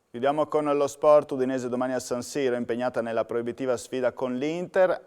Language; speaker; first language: Italian; native; Italian